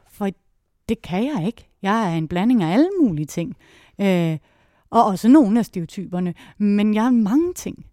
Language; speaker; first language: Danish; native; Danish